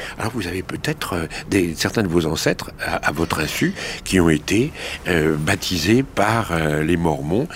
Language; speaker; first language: French; native; French